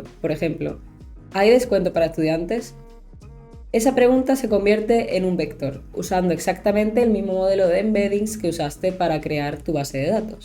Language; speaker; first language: Spanish; native; Spanish